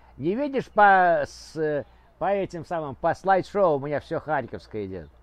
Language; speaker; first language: Russian; native; Russian